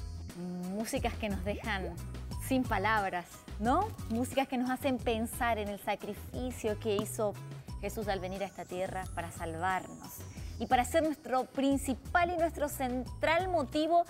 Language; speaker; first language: Spanish; native; Spanish